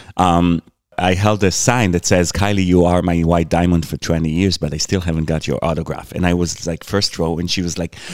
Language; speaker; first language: English; non-native, fluent; Hebrew